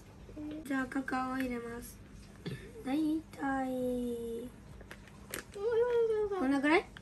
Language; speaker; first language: Japanese; early bilingual, other home language; Russian